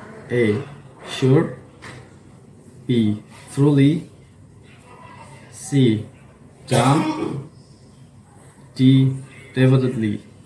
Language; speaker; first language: English; non-native, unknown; Indonesian